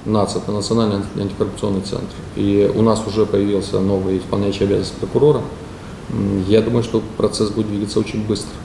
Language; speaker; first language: Russian; non-native, local second language; Romanian